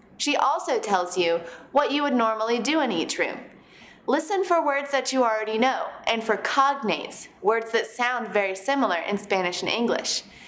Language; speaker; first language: English; native; English